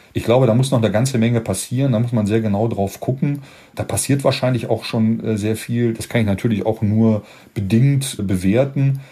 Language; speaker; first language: German; native; German